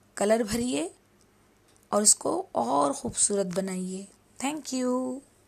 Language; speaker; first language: Hindi; native; Hindi